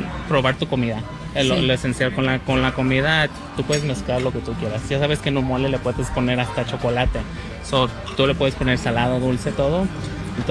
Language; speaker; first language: Spanish; early bilingual, heritage; Spanish